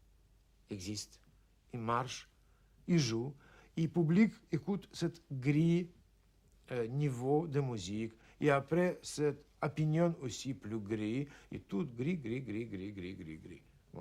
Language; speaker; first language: French; non-native, learner; Russian